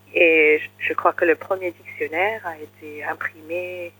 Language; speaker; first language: French; early bilingual, other home language; English